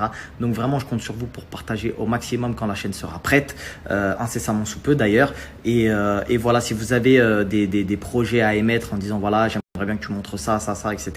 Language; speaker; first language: French; native; French